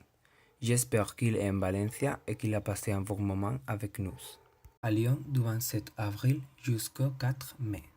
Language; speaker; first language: French; non-native, learner; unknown